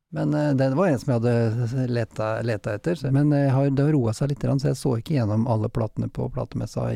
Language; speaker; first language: Norwegian; native; Norwegian